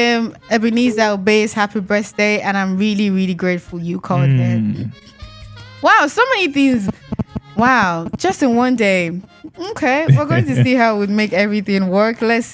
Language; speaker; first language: English; non-native, local second language; Yoruba